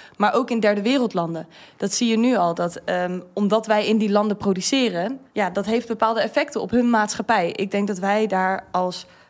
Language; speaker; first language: Dutch; early bilingual, heritage; Dutch